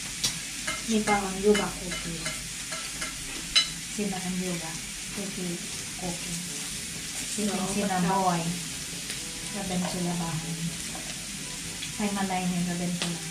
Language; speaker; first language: Finnish; non-native, learner; Filipino